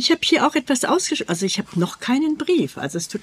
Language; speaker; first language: German; native; German